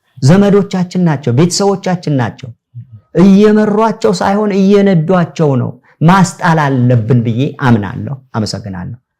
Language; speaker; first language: Amharic; non-native, local second language; Sebat Bet Gurage